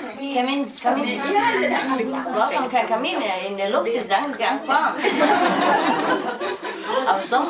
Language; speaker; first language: German; non-native, learner; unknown